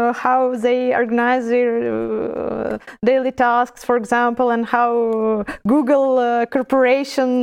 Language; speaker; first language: English; non-native, learner; Russian